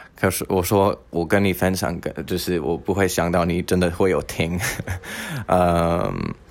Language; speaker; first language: Chinese; non-native, fluent; English